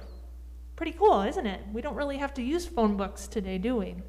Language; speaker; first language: English; native; English